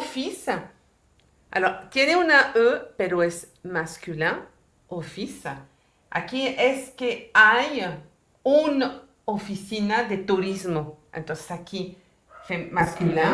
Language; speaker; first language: Spanish; non-native, fluent; French